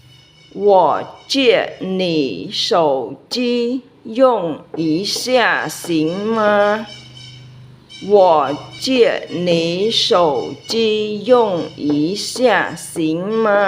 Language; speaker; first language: Chinese; non-native, fluent; Khmer